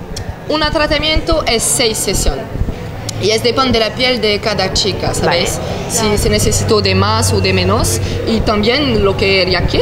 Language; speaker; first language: Spanish; non-native, learner; French